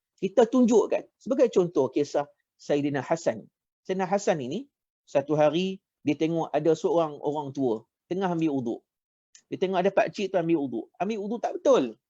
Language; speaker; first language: Malay; native; Malay